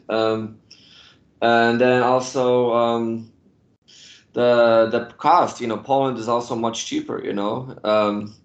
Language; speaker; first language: English; non-native, fluent; Polish